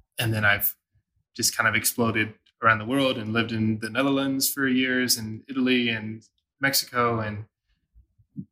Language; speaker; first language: English; native; English